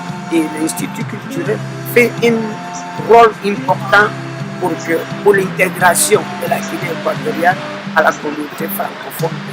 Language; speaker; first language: French; non-native, fluent; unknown